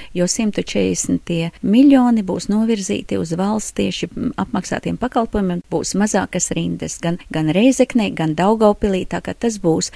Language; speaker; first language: Latvian; non-native, local second language; Russian